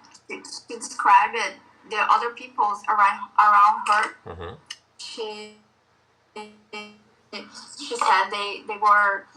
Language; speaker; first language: English; non-native, learner; Portuguese